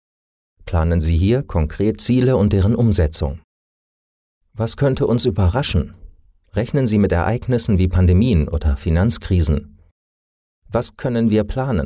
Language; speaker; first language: German; native; German